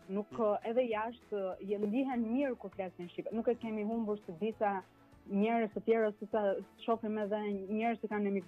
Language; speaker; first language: Albanian; native; Albanian